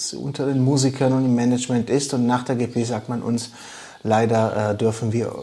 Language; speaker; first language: German; native; German